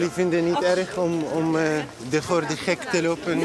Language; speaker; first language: Dutch; non-native, learner; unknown